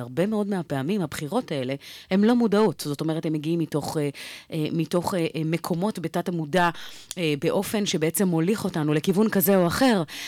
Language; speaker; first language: Hebrew; native; Hebrew